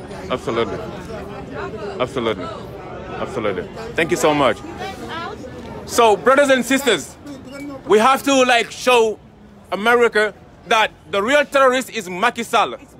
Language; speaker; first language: English; non-native, fluent; Wolof